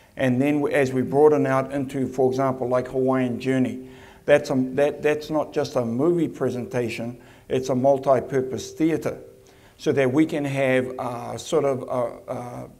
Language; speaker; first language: English; native; English